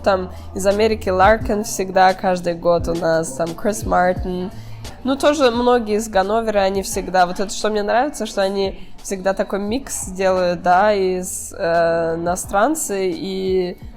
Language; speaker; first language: Russian; early bilingual, heritage; Russian